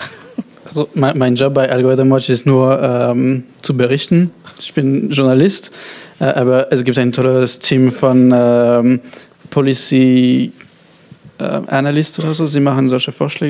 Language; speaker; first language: German; non-native, fluent; French